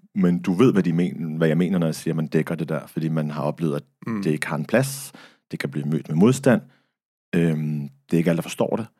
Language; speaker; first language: Danish; early bilingual, other home language; Arabic